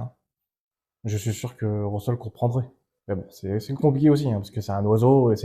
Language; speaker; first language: French; native; French